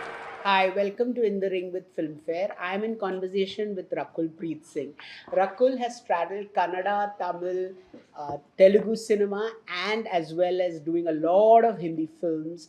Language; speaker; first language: English; non-native, local second language; Hindi